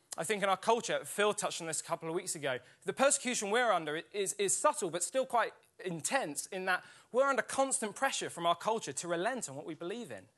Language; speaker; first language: English; native; English